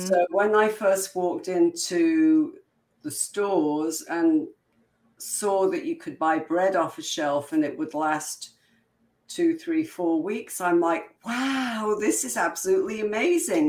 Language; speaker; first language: English; native; English